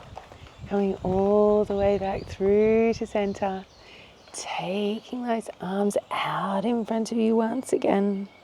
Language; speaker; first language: English; native; English